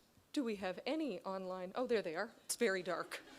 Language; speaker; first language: English; native; English